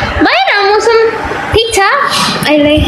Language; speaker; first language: Nepali; non-native, learner; Hindi